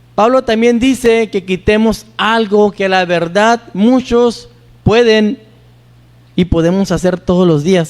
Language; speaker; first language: Spanish; native; Spanish